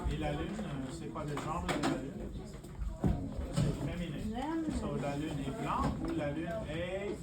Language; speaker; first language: French; non-native, local second language; English